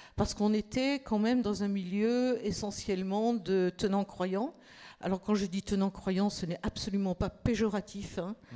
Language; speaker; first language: French; native; French